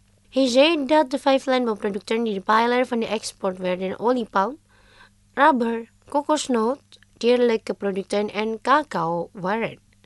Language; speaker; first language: Dutch; non-native, fluent; Indonesian